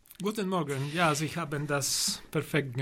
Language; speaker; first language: German; non-native, learner; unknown